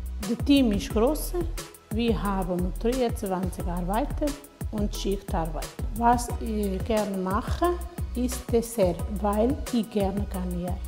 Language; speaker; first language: German; non-native, learner; Portuguese